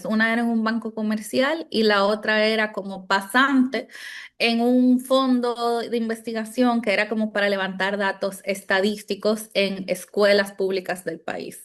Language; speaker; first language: Spanish; native; Spanish